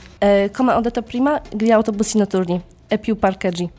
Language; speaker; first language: Italian; non-native, learner; Polish